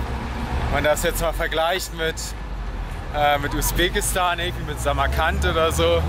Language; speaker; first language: German; native; German